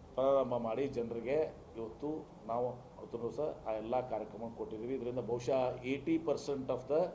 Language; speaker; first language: Kannada; native; Kannada